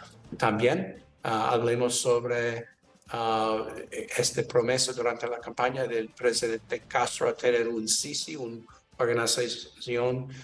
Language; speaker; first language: Spanish; non-native, learner; English